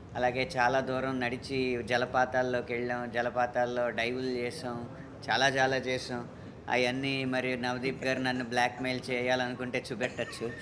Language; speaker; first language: Telugu; native; Telugu